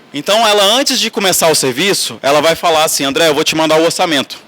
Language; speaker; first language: Portuguese; native; Portuguese